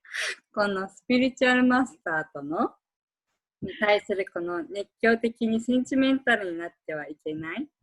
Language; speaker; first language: Japanese; native; Japanese